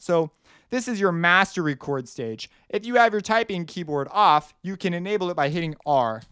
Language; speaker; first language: English; native; English